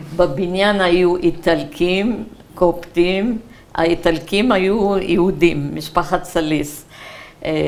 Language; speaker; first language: Hebrew; early bilingual, other home language; Arabic